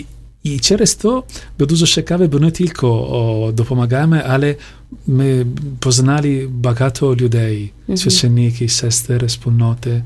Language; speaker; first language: Polish; non-native, learner; Italian